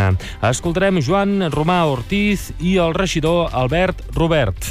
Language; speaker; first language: Catalan; native; Catalan